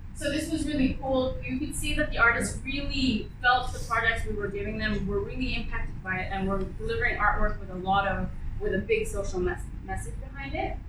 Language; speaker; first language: English; early bilingual, other home language; Arabic